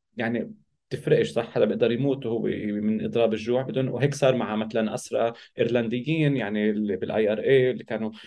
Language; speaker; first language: Arabic; native; Arabic